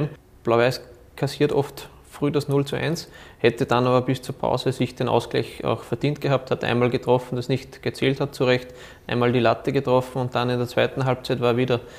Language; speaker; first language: German; native; German